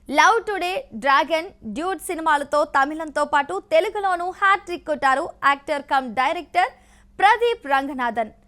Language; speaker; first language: Telugu; native; Telugu